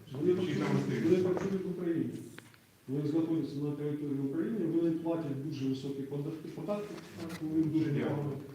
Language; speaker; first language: Ukrainian; non-native, local second language; Russian